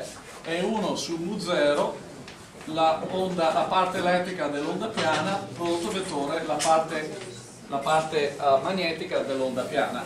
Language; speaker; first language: Italian; native; Italian